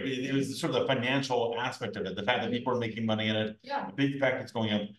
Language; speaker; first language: English; native; English